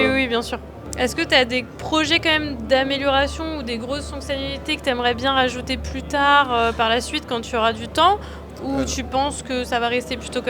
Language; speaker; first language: French; native; French